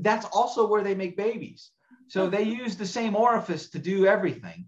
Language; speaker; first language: English; native; English